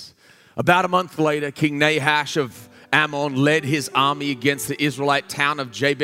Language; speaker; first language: English; native; English